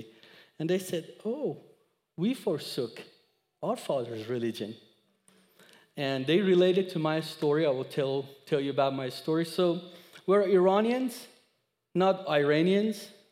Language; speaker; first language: English; non-native, fluent; Persian